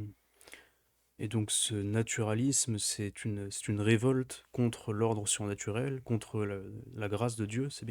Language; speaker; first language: French; native; French